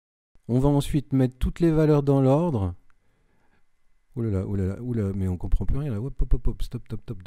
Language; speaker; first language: French; native; French